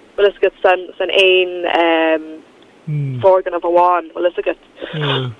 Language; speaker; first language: Irish; non-native, local second language; English